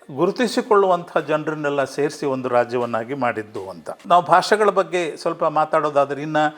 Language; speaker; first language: Kannada; non-native, local second language; Urdu